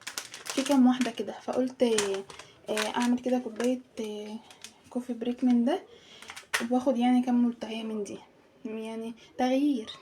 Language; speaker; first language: Arabic; native; Arabic